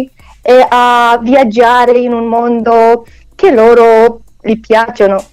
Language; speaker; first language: Italian; non-native, learner; Romanian